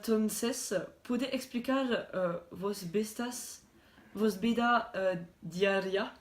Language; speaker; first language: Spanish; non-native, learner; French